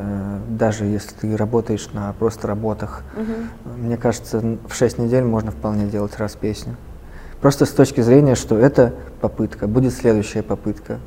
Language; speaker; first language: Russian; native; Russian